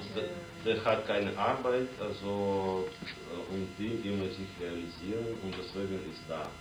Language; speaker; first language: German; non-native, learner; Russian